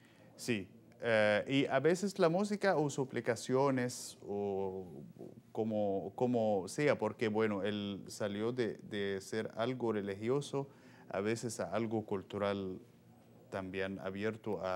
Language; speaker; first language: Spanish; non-native, fluent; Arabic